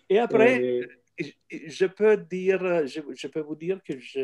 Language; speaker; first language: French; non-native, fluent; Italian